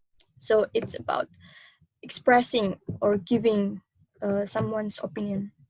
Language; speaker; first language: English; non-native, learner; Indonesian